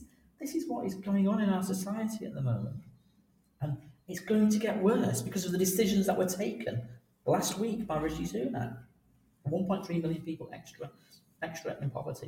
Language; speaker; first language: English; native; English